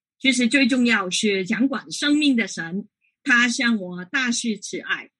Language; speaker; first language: Chinese; non-native, local second language; Cantonese